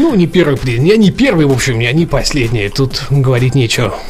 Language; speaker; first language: Russian; native; Russian